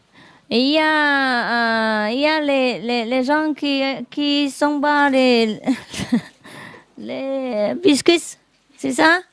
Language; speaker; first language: French; non-native, learner; Vietnamese